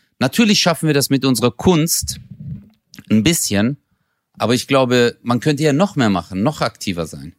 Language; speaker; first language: German; early bilingual, other home language; Turkish